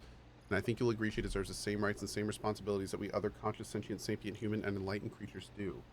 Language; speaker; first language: English; native; English